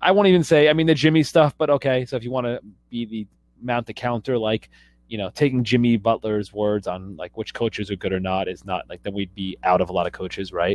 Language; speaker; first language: English; native; English